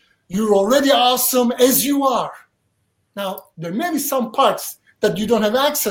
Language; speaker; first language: English; non-native, fluent; Turkish